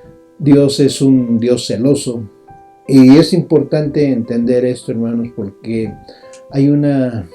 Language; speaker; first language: Spanish; native; Spanish